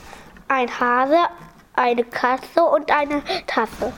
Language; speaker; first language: German; early bilingual, other home language; Polish